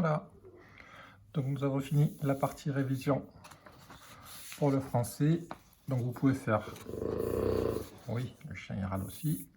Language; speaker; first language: French; native; French